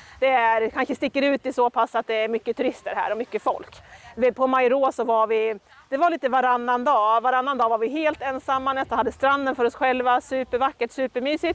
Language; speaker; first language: Swedish; native; Swedish